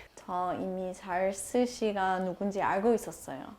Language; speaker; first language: Korean; non-native, fluent; English